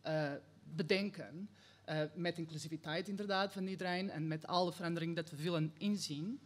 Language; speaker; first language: Dutch; non-native, fluent; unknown